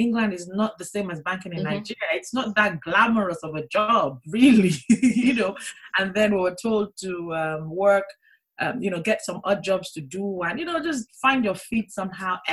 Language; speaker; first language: English; non-native, local second language; Yoruba